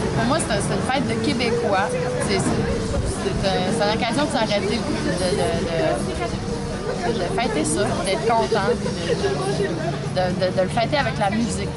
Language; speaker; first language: French; native; French